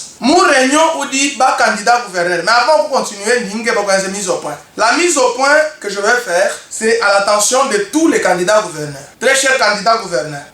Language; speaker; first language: French; non-native, local second language; Luba-Lulua